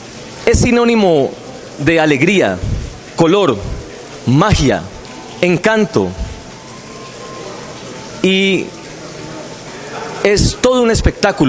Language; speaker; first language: Spanish; native; Spanish